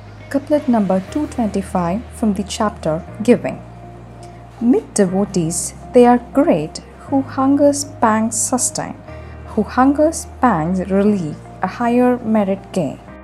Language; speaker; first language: English; non-native, local second language; Tamil